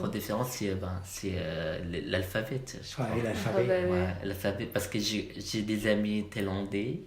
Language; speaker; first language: French; non-native, learner; Malay